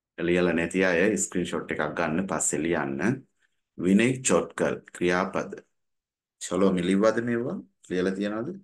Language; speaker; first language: Sinhala; non-native, local second language; Tamil